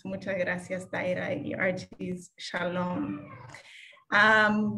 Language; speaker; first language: Spanish; non-native, fluent; English